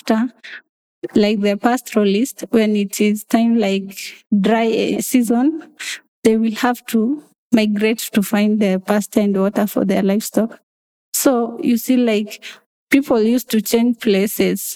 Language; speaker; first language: English; non-native, local second language; Masai